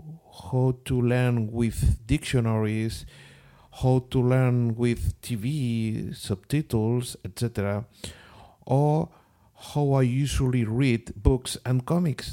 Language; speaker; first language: English; non-native, learner; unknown